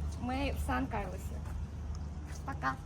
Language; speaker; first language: Russian; non-native, fluent; Korean